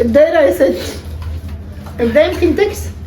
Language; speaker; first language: Arabic; native; Arabic